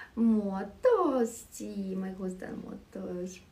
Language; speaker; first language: Spanish; non-native, fluent; Ukrainian